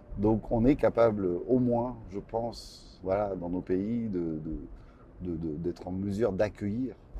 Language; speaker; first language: French; native; French